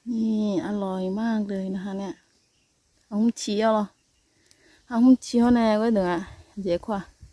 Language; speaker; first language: Thai; non-native, local second language; Akha